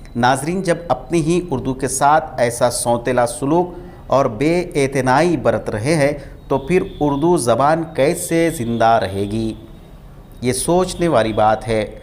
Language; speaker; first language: Urdu; native; Urdu